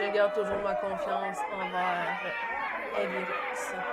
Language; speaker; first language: French; native; French